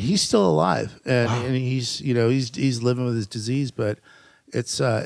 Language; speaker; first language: English; native; English